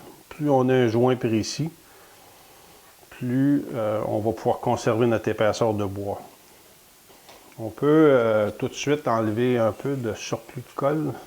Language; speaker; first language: French; native; French